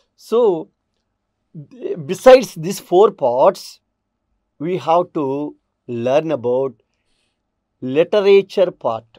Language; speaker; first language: English; non-native, local second language; Telugu